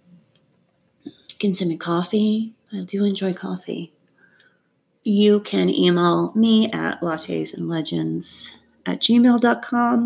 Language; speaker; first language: English; native; English